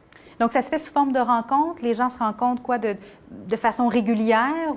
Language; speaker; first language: French; native; French